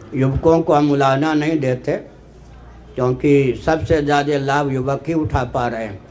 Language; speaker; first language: Hindi; non-native, local second language; Maithili